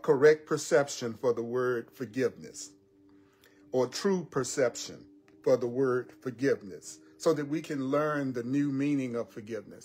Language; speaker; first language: English; native; English